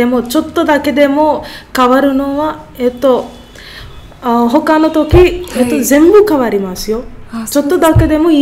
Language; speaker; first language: Japanese; non-native, learner; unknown